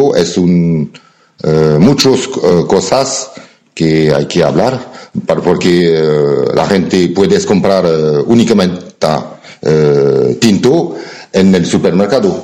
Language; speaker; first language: Spanish; non-native, learner; French